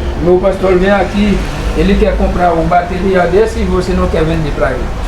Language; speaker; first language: Portuguese; non-native, learner; Haitian Creole